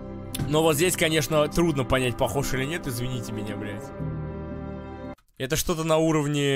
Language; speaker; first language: Russian; native; Russian